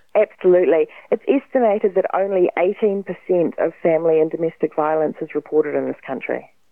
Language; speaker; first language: English; native; English